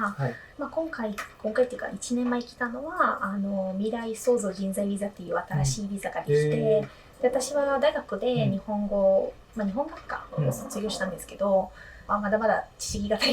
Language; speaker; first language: Japanese; non-native, fluent; Italian